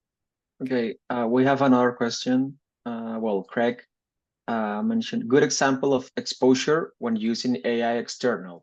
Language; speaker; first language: English; non-native, fluent; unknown